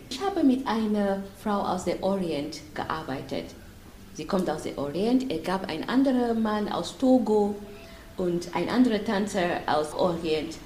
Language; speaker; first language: German; non-native, fluent; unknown